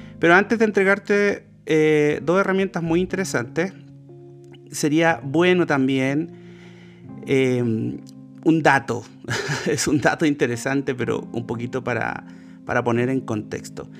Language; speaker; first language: Spanish; native; Spanish